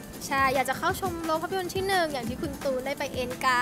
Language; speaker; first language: Thai; native; Thai